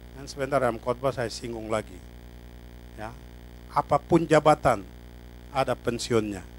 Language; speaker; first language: Indonesian; native; Indonesian